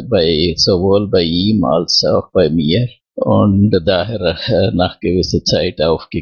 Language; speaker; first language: German; non-native, learner; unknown